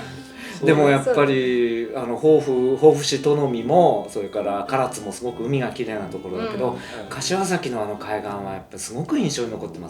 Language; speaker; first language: Japanese; native; Japanese